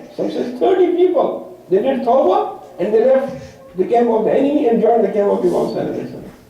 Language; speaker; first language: English; non-native, local second language; Urdu